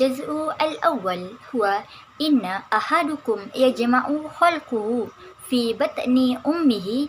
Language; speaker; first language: Arabic; non-native, learner; Malay